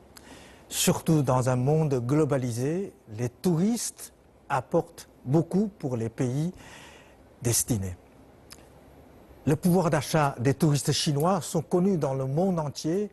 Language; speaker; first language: French; non-native, fluent; Chinese